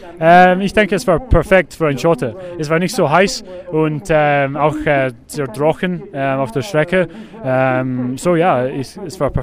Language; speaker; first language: German; non-native, learner; English